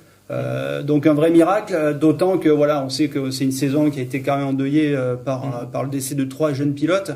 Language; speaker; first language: French; native; French